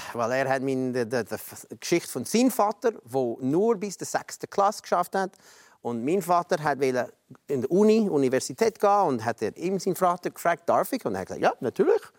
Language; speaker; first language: German; non-native, fluent; English